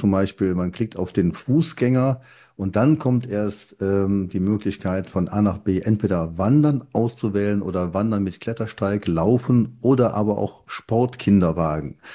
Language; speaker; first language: German; native; German